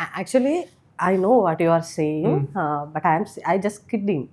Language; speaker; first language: English; non-native, local second language; Malayalam